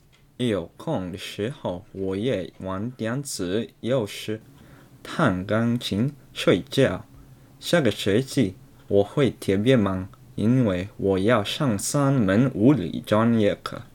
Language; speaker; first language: Chinese; non-native, learner; English